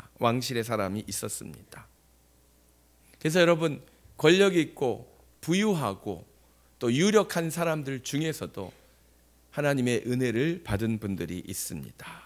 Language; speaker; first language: Korean; native; Korean